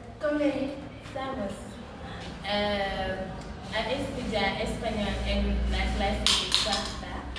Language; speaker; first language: Spanish; non-native, learner; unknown